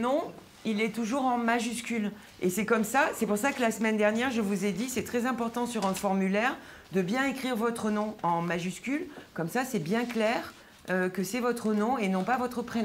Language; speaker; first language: French; native; French